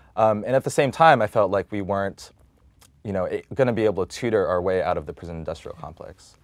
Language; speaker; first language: English; native; English